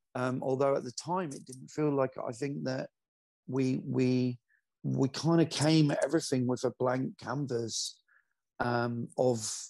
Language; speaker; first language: English; native; English